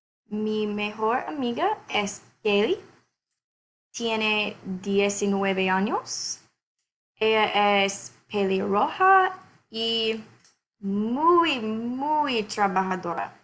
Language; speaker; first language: Spanish; non-native, learner; English